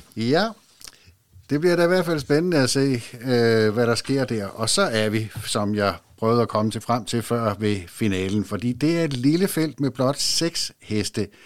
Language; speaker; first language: Danish; native; Danish